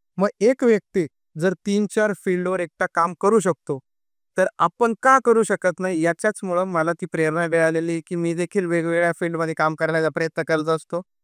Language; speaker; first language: Marathi; native; Marathi